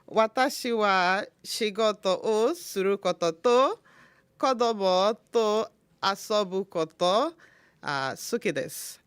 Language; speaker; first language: Japanese; non-native, learner; Igbo